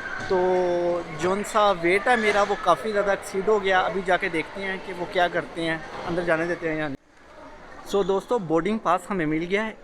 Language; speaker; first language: Urdu; non-native, local second language; Punjabi